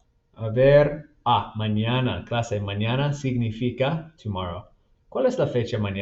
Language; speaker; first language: Spanish; non-native, fluent; English